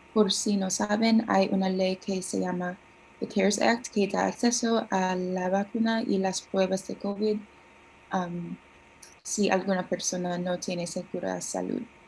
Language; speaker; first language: Spanish; non-native, learner; English